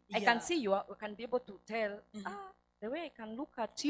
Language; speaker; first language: English; non-native, local second language; Swahili